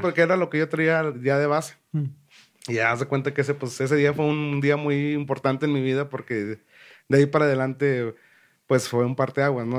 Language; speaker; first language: Spanish; native; Spanish